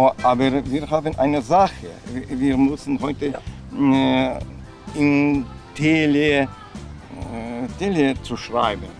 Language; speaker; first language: German; non-native, learner; Russian